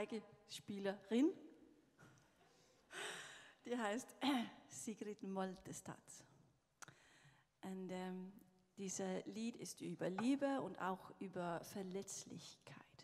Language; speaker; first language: German; non-native, learner; Danish